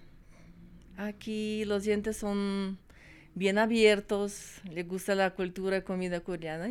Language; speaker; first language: Spanish; non-native, fluent; Russian